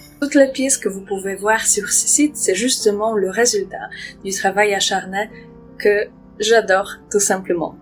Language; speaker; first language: French; non-native, fluent; Polish